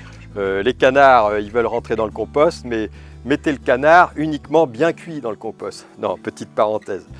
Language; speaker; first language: French; native; French